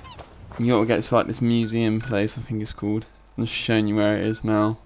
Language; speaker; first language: English; native; English